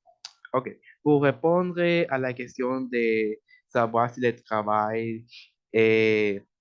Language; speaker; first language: French; non-native, learner; Spanish